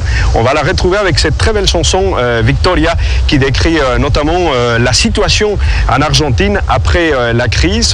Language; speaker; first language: French; native; French